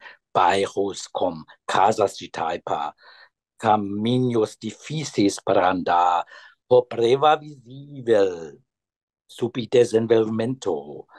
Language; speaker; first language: Portuguese; non-native, fluent; German